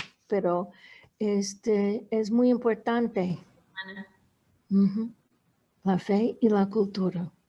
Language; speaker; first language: Spanish; non-native, fluent; English